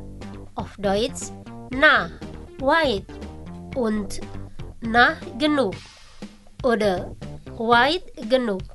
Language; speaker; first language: German; non-native, fluent; Indonesian